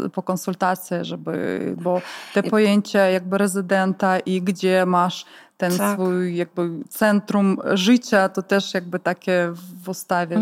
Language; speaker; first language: Polish; non-native, fluent; Ukrainian